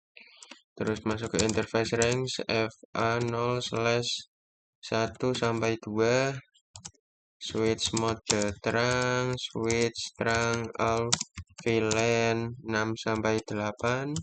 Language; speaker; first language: Indonesian; native; Indonesian